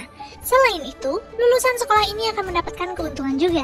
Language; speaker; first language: Indonesian; native; Indonesian